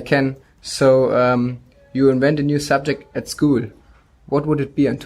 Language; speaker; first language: English; non-native, fluent; German